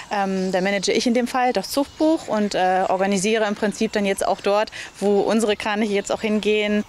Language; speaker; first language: German; native; German